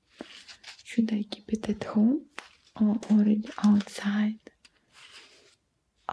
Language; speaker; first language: English; non-native, learner; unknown